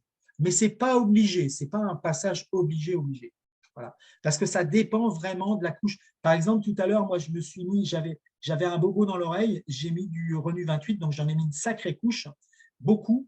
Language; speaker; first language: French; native; French